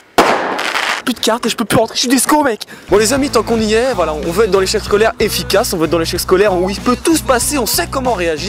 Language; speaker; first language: French; native; French